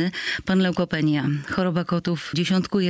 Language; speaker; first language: Polish; native; Polish